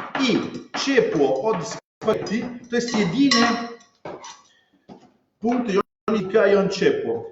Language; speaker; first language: Polish; non-native, learner; Italian